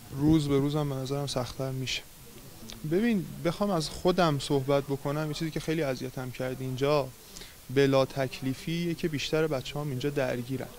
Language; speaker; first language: Persian; native; Persian